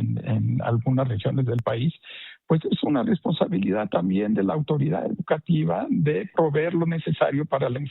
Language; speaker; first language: Spanish; native; Spanish